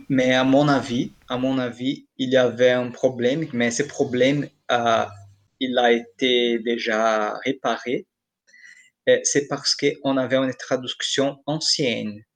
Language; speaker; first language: French; non-native, fluent; Portuguese